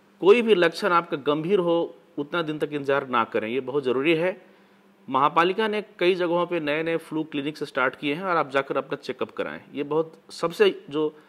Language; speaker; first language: Hindi; native; Hindi